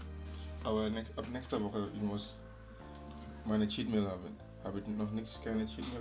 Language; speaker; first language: German; non-native, learner; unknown